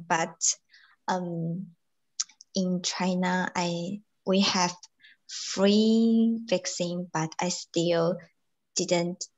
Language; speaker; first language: English; non-native, learner; Chinese